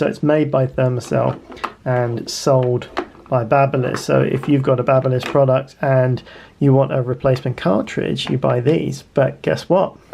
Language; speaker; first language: English; native; English